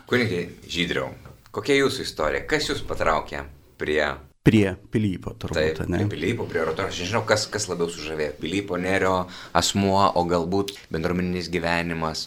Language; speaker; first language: Lithuanian; native; Lithuanian